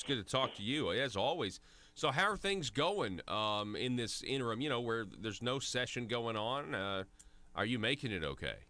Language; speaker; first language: English; native; English